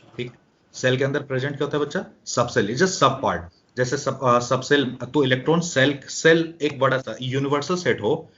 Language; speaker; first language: Hindi; native; Hindi